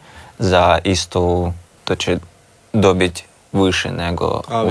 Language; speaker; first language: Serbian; non-native, learner; Russian